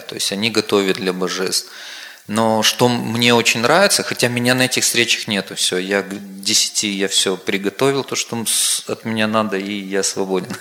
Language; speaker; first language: Russian; native; Russian